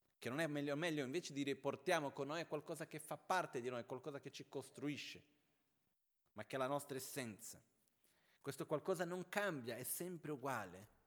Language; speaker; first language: Italian; non-native, fluent; Portuguese